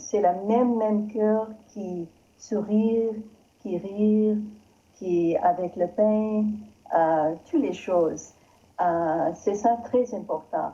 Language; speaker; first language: French; non-native, learner; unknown